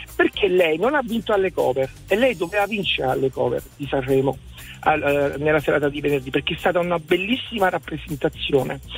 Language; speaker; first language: Italian; native; Italian